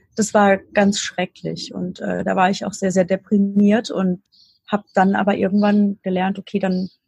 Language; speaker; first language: German; native; German